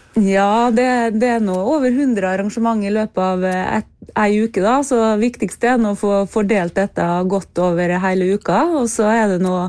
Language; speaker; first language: Norwegian; native; Norwegian